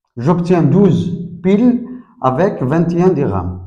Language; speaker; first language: French; non-native, local second language; Arabic